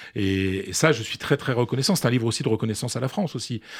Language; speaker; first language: French; native; French